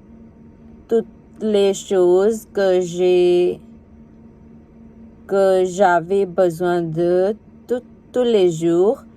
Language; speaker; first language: French; non-native, learner; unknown